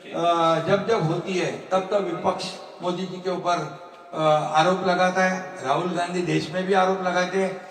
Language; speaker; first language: Hindi; non-native, local second language; Marathi